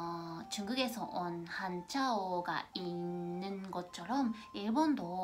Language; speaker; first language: Korean; non-native, fluent; Japanese